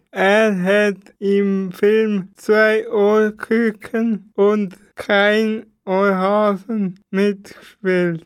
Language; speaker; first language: German; non-native, learner; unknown